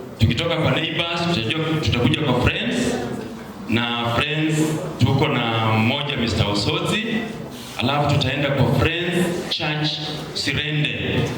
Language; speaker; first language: Swahili; native; Swahili